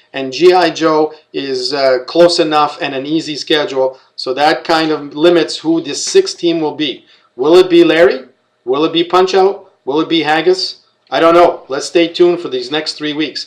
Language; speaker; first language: English; native; English